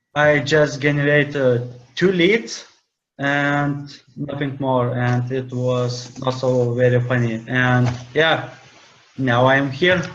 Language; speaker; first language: English; non-native, learner; Lithuanian